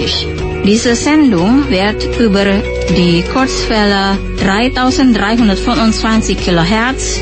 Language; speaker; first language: German; non-native, fluent; Indonesian